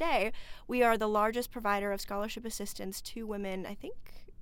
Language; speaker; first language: English; native; English